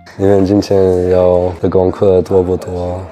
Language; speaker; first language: Chinese; non-native, learner; English